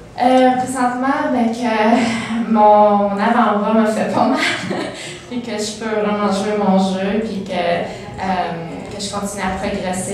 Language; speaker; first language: French; native; French